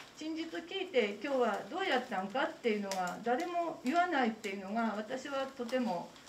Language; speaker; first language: Japanese; native; Japanese